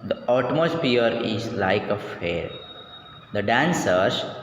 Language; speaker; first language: English; non-native, local second language; Gujarati